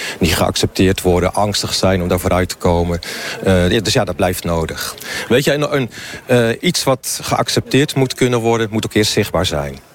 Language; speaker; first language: Dutch; native; Dutch